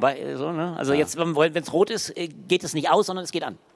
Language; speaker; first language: German; native; German